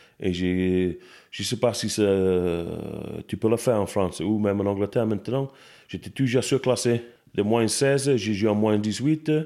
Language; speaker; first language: French; non-native, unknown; English